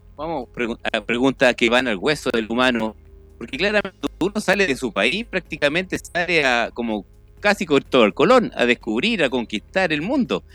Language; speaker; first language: Spanish; native; Spanish